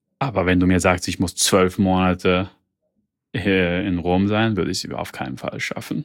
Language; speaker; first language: German; early bilingual, heritage; Italian